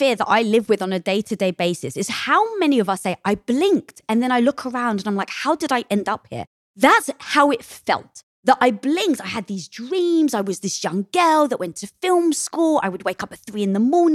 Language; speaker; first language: English; native; English